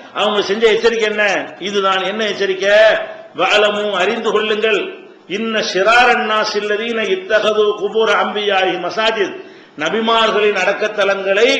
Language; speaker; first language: Tamil; native; Tamil